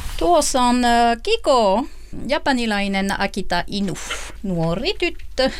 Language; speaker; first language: Finnish; non-native, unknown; French